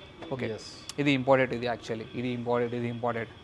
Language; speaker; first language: Telugu; non-native, local second language; Urdu